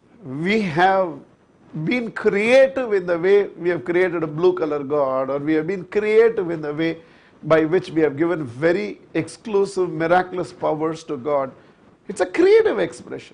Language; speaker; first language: English; non-native, local second language; Tamil